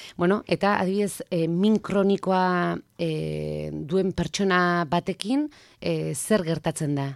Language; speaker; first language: Basque; native; Basque